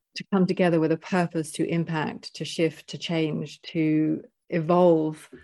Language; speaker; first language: English; native; English